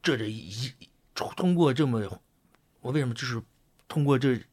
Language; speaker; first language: Chinese; native; Chinese